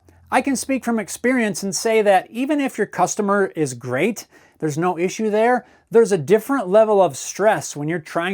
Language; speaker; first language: English; native; English